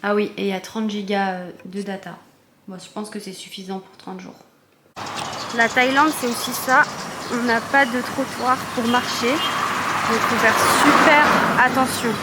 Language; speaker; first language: French; native; French